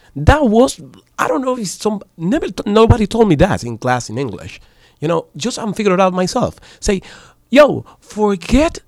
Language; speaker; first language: English; non-native, learner; Spanish